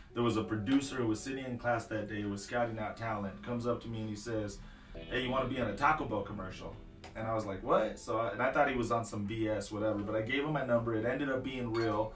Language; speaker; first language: English; native; English